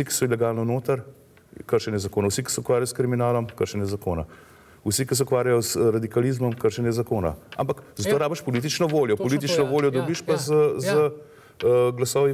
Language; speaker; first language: Slovenian; native; Slovenian